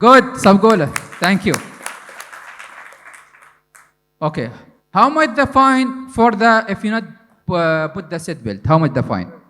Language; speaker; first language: English; non-native, learner; Arabic